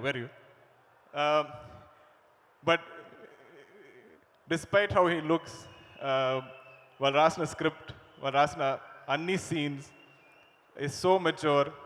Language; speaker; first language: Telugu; non-native, learner; Malayalam